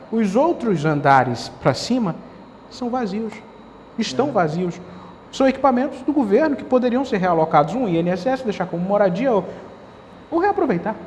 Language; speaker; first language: Portuguese; native; Portuguese